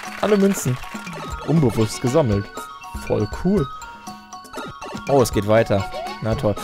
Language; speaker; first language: German; native; German